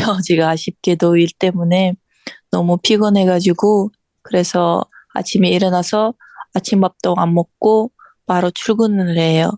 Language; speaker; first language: Korean; non-native, fluent; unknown